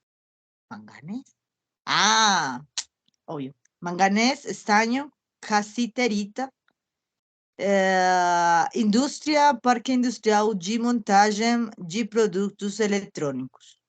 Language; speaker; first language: Portuguese; non-native, fluent; Spanish